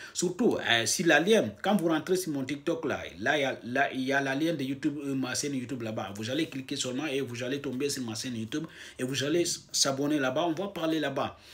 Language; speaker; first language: French; non-native, local second language; Fula